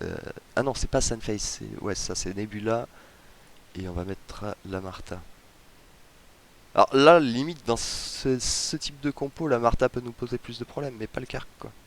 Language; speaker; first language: French; native; French